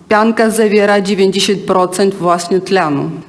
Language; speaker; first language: Polish; non-native, learner; Ukrainian